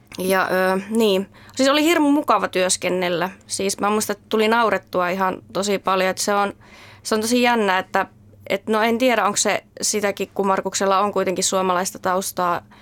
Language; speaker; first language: Finnish; native; Finnish